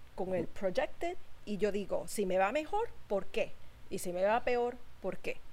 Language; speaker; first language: Spanish; native; Spanish